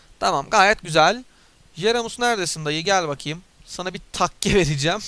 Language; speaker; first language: Turkish; native; Turkish